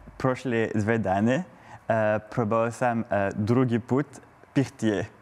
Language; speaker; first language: Croatian; non-native, learner; French